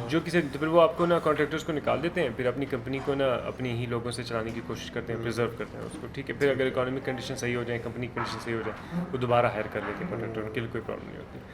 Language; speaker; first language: Urdu; native; Urdu